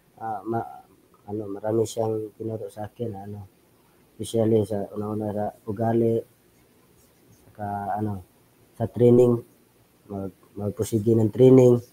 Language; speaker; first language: Filipino; non-native, local second language; Cebuano